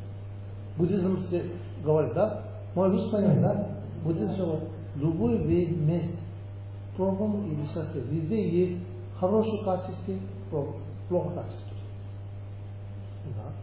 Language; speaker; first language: Russian; non-native, learner; Tibetan